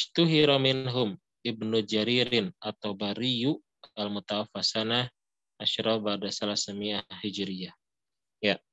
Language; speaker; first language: Arabic; non-native, fluent; Indonesian